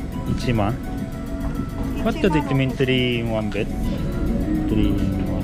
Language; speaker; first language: English; non-native, learner; Japanese